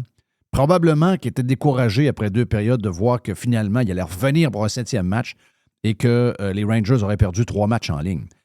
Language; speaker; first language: French; native; French